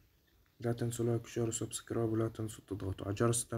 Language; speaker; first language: Arabic; native; Arabic